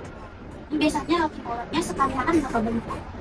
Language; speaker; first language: Indonesian; native; Indonesian